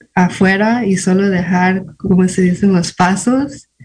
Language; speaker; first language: Spanish; early bilingual, heritage; Spanish